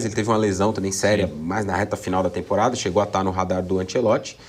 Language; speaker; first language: Portuguese; native; Portuguese